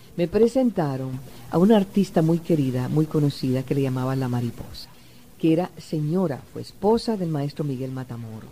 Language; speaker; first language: Spanish; native; Spanish